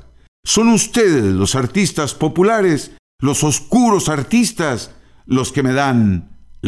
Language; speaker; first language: Spanish; native; Spanish